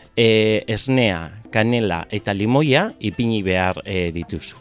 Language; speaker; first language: Basque; non-native, local second language; Spanish